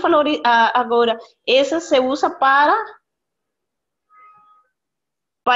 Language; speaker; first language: Portuguese; non-native, learner; Spanish